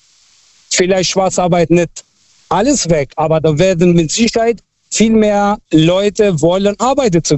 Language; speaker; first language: German; non-native, fluent; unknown